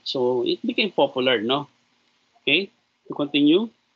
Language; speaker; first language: English; non-native, local second language; Filipino